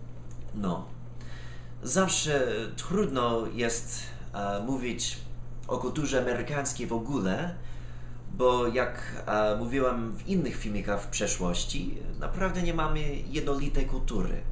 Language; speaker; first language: Polish; non-native, fluent; English